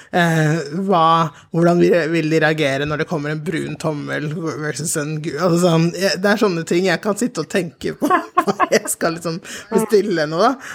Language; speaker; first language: Norwegian; native; Norwegian